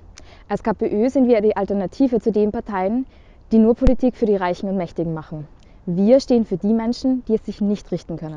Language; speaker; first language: German; native; German